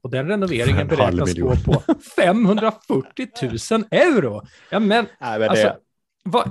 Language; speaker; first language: Swedish; native; Swedish